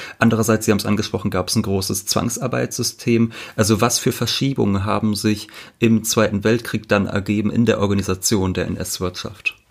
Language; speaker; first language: German; native; German